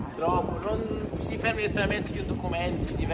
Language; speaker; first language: Italian; non-native, fluent; Arabic